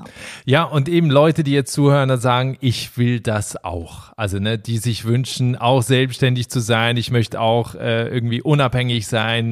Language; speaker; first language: German; native; German